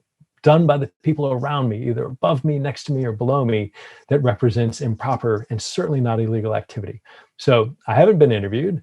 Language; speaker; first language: English; native; English